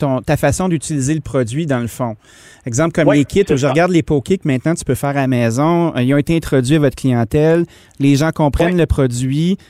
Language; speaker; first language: French; native; French